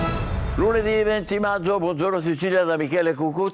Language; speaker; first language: Italian; native; Italian